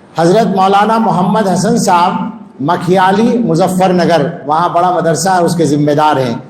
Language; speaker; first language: Urdu; non-native, local second language; Punjabi